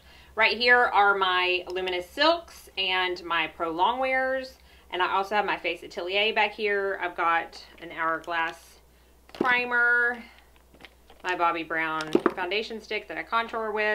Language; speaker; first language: English; native; English